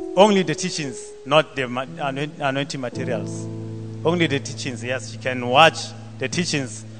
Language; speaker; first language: English; non-native, local second language; Southern Sotho